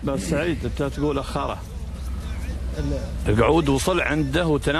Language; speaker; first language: Arabic; native; Arabic